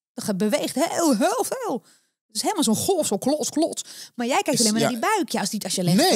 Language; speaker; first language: Dutch; native; Dutch